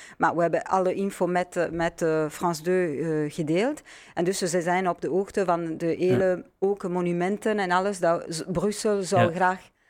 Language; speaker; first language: Dutch; non-native, learner; French